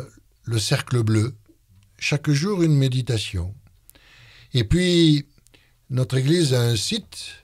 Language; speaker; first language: French; native; French